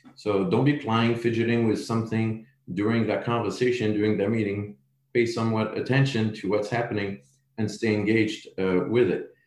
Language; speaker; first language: English; non-native, fluent; French